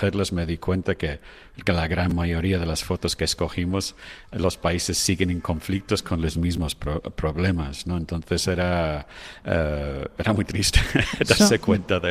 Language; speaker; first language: Spanish; non-native, fluent; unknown